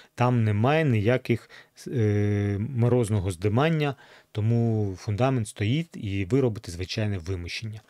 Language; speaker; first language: Ukrainian; non-native, local second language; Russian